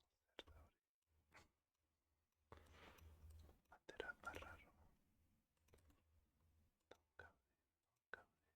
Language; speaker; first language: Basque; non-native, learner; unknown